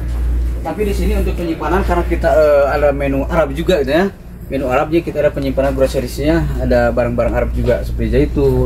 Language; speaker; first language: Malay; non-native, local second language; Sundanese